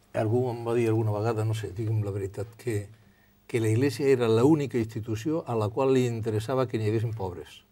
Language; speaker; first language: Catalan; non-native, local second language; Spanish